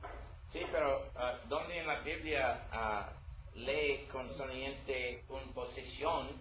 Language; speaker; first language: Spanish; non-native, learner; English